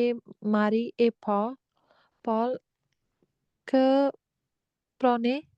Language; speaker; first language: French; non-native, learner; English